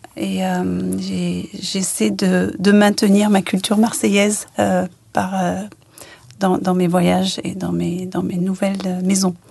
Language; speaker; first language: French; native; French